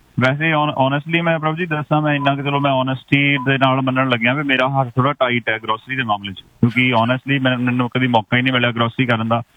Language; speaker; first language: Punjabi; native; Punjabi